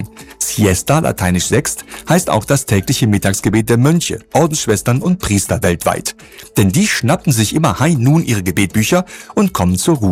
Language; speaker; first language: German; native; German